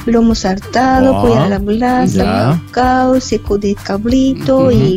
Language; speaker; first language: Spanish; non-native, fluent; Japanese